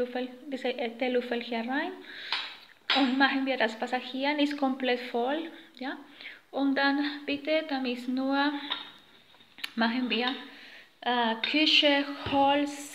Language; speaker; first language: German; non-native, learner; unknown